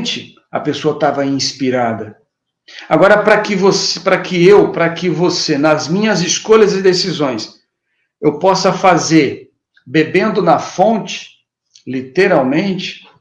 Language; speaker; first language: Portuguese; native; Portuguese